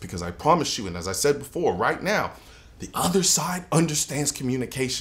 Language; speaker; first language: English; native; English